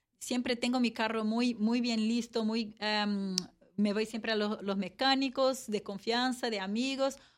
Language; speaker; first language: Spanish; non-native, fluent; Portuguese